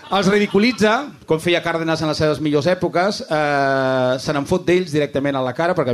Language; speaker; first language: Catalan; non-native, fluent; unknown